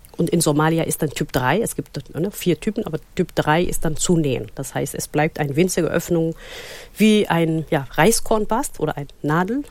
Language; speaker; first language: German; non-native, fluent; Somali